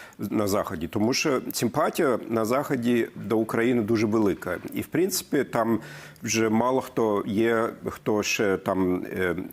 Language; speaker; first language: Ukrainian; non-native, fluent; German